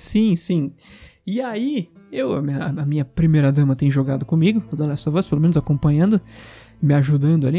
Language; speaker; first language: Portuguese; native; Portuguese